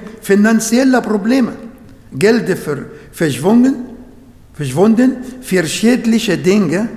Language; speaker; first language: German; non-native, fluent; Arabic